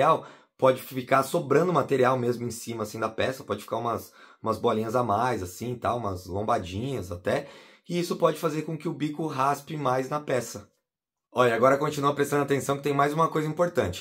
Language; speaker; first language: Portuguese; native; Portuguese